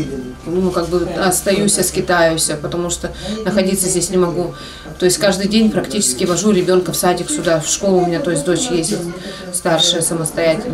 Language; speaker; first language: Russian; native; Russian